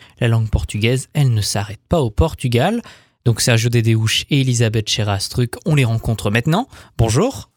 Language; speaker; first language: French; native; French